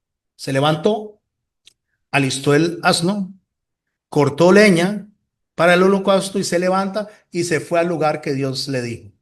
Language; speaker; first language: Spanish; native; Spanish